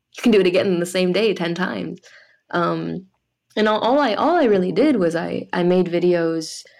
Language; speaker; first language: English; early bilingual, other home language; French